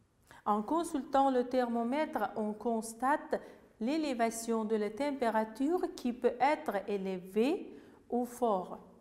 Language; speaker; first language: French; non-native, fluent; Uzbek